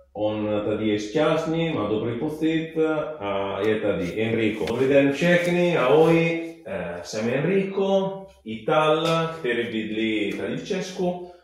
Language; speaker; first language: Czech; non-native, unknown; Italian